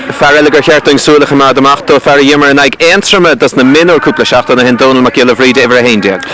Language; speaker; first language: Irish; native; Irish